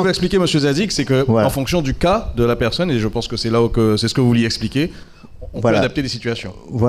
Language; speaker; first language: French; native; French